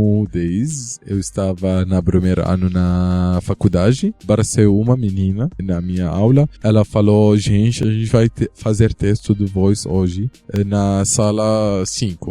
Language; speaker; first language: Portuguese; non-native, learner; Arabic